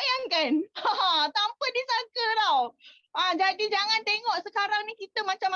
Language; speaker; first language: Malay; native; Malay